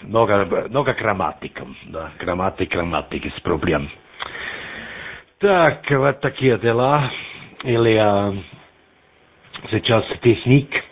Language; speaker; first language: Russian; non-native, learner; German